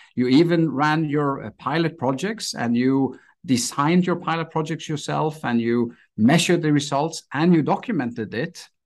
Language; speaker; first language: English; non-native, fluent; Norwegian